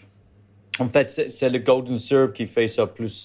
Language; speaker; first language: French; non-native, learner; English